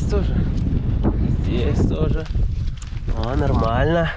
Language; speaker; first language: Russian; native; Russian